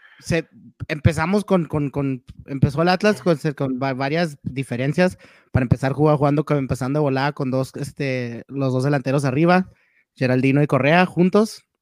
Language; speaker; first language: Spanish; native; Spanish